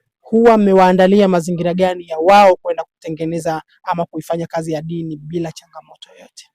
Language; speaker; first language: Swahili; native; Swahili